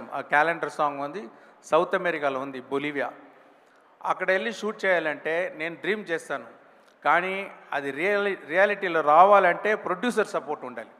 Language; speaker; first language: Telugu; non-native, fluent; Tamil